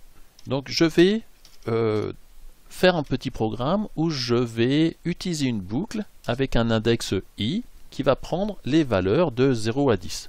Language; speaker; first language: French; native; French